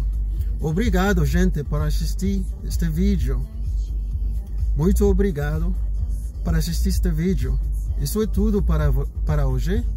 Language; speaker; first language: Portuguese; non-native, learner; Haitian Creole